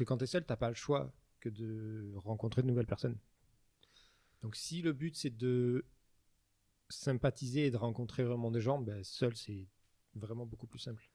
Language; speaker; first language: French; native; French